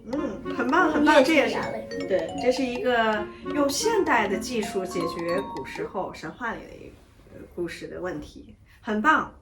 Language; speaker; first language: Chinese; native; Chinese